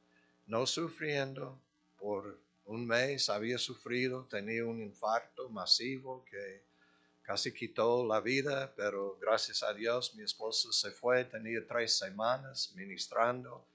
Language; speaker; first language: Spanish; non-native, fluent; English